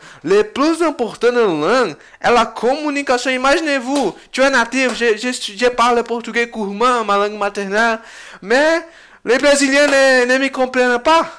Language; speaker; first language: French; non-native, learner; Portuguese